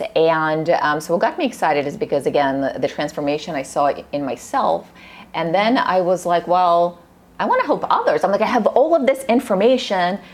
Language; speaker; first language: English; early bilingual, other home language; Russian